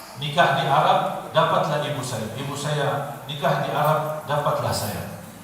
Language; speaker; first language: Indonesian; non-native, fluent; Arabic